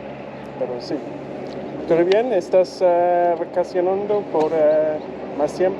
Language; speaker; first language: Spanish; non-native, learner; English